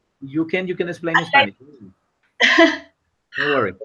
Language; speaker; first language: English; non-native, learner; Spanish